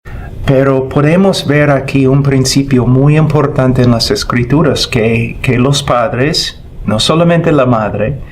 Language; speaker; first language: Spanish; non-native, fluent; English